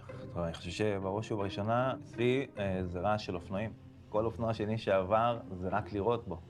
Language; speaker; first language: Hebrew; native; Hebrew